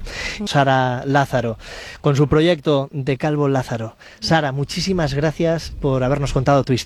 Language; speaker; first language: Spanish; native; Spanish